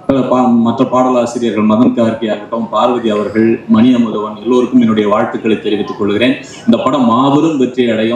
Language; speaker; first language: Tamil; native; Tamil